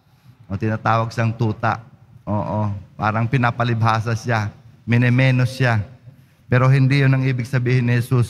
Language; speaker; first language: Filipino; native; Filipino